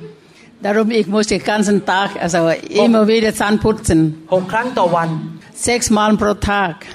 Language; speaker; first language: German; non-native, learner; Thai